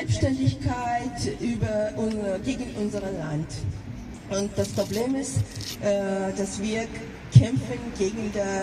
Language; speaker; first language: German; non-native, local second language; Georgian